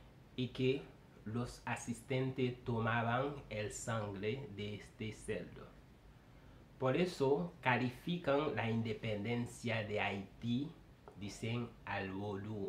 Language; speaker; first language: Spanish; non-native, fluent; Haitian Creole